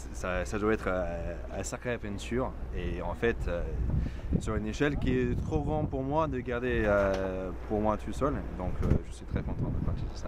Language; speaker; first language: French; non-native, fluent; English